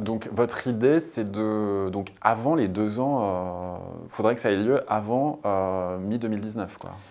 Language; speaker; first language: French; native; French